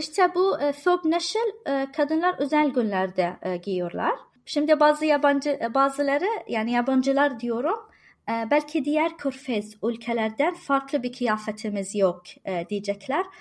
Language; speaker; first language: Turkish; non-native, learner; Arabic